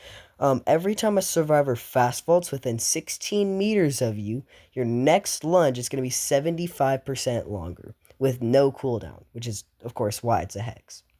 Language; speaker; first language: English; native; English